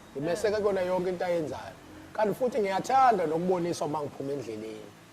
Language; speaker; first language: Zulu; native; Zulu